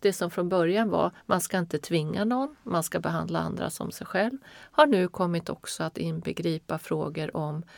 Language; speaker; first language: Swedish; native; Swedish